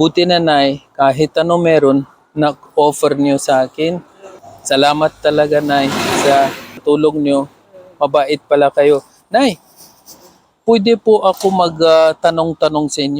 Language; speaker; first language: Filipino; non-native, learner; Urdu